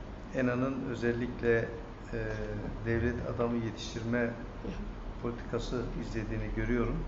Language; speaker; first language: Turkish; native; Turkish